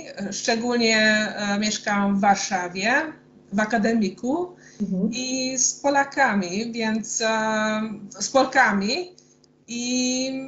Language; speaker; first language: Polish; non-native, fluent; Hungarian